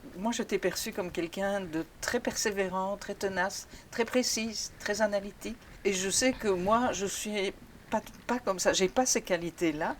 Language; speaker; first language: French; native; French